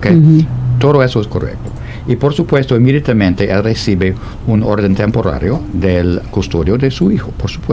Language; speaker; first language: Spanish; non-native, fluent; English